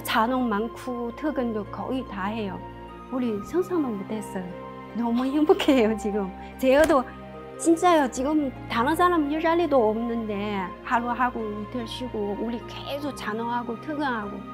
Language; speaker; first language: Korean; non-native, learner; Chinese